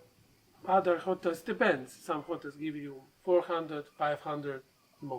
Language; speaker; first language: English; non-native, learner; Serbian